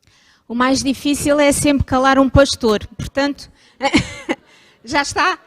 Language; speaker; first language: Portuguese; native; Portuguese